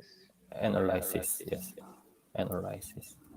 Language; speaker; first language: English; non-native, learner; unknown